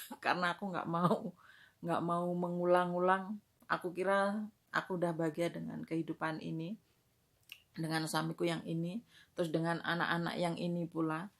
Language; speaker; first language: Indonesian; native; Indonesian